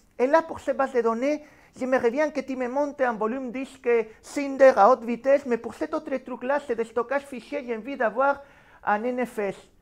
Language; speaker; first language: French; non-native, fluent; Spanish